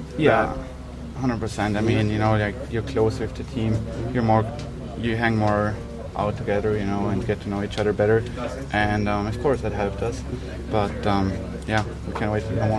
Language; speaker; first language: English; non-native, fluent; German